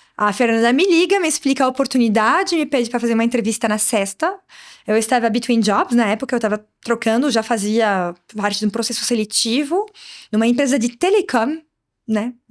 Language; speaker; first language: Portuguese; non-native, fluent; Arabic